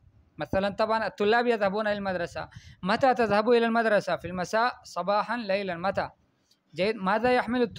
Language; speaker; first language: Arabic; non-native, fluent; Urdu